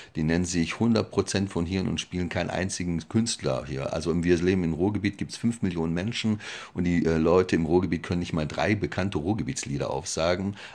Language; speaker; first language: German; native; German